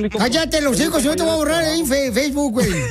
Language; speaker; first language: Spanish; native; Spanish